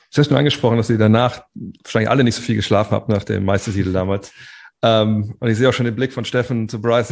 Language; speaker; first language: German; native; German